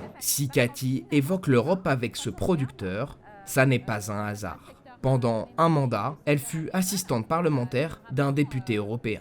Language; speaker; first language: French; native; French